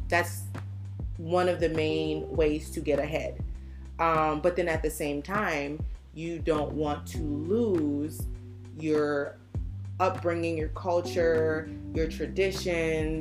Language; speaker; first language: English; native; English